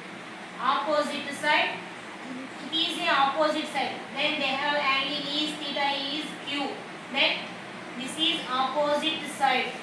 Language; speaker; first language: English; non-native, local second language; Telugu